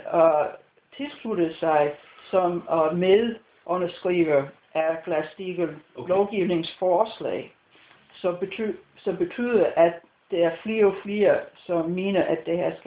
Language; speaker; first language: Danish; non-native, fluent; English